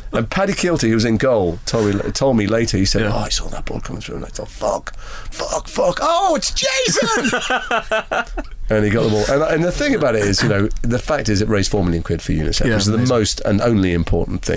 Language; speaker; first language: English; native; English